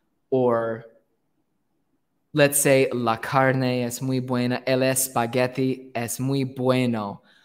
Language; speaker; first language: Spanish; non-native, fluent; English